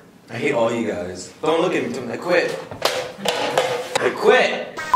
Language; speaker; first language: English; native; English